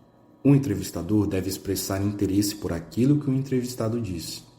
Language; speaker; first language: Portuguese; native; Portuguese